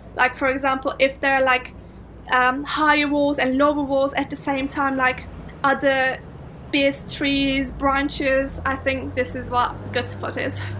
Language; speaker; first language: English; non-native, fluent; Turkish